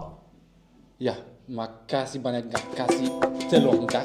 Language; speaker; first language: Indonesian; non-native, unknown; German